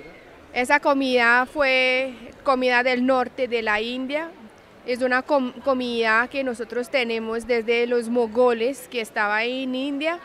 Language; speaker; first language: Spanish; non-native, fluent; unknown